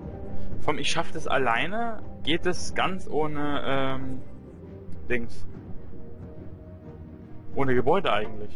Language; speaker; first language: German; native; German